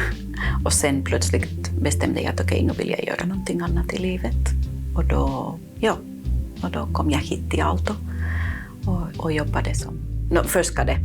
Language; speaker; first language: Swedish; non-native, fluent; Catalan